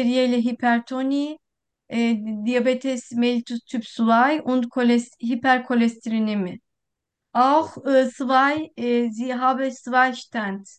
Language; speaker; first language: German; non-native, learner; Turkish